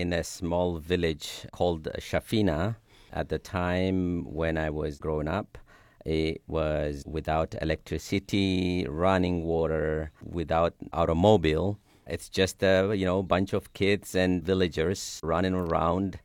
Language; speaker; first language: English; non-native, fluent; Sidamo